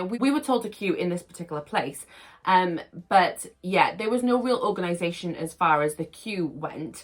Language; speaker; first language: English; native; English